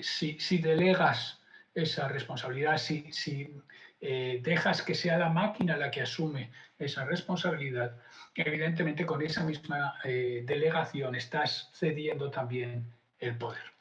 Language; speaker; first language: Spanish; native; Spanish